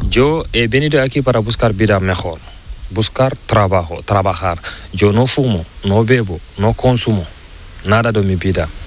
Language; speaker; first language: Spanish; non-native, learner; Fula